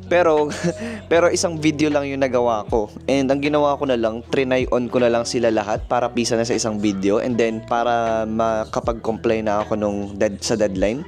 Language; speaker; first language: Filipino; native; Filipino